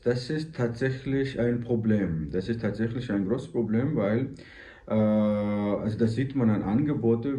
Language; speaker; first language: German; non-native, fluent; Georgian